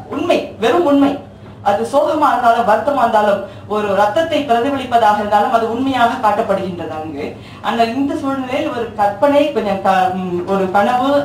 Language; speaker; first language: Tamil; early bilingual, heritage; Tamil